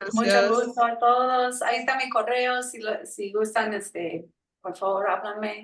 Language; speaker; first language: Spanish; non-native, fluent; English